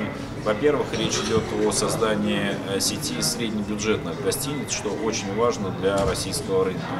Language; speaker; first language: Russian; native; Russian